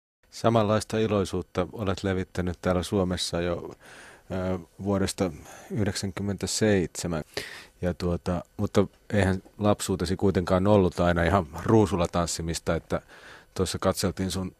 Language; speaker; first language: Finnish; native; Finnish